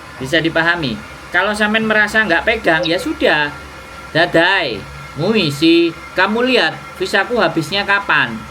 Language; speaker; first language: Indonesian; non-native, local second language; Javanese